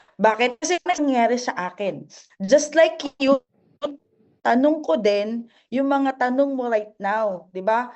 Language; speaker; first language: Filipino; non-native, local second language; Masbatenyo